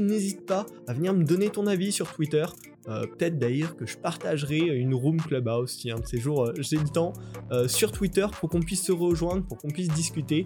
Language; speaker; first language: French; native; French